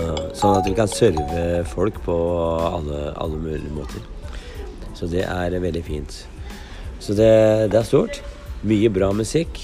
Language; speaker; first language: Norwegian; native; Norwegian